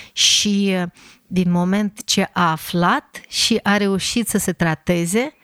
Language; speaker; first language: Romanian; non-native, fluent; Russian